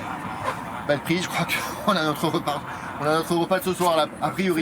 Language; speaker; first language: French; native; French